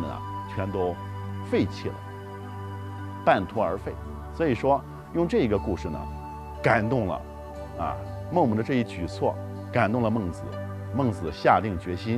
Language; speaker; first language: Chinese; native; Chinese